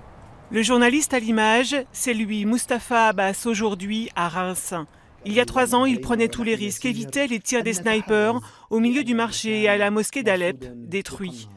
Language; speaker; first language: French; native; French